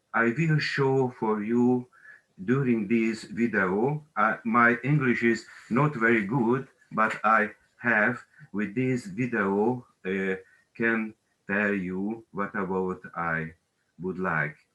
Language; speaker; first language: English; non-native, learner; Hungarian